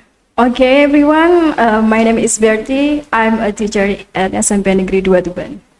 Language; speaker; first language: English; non-native, fluent; Indonesian